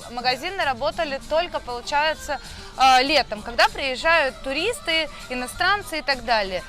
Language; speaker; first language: Russian; native; Russian